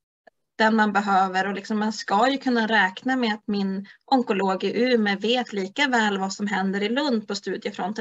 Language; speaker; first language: Swedish; native; Swedish